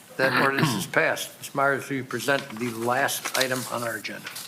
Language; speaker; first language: English; native; English